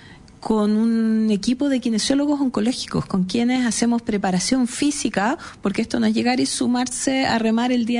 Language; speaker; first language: Spanish; native; Spanish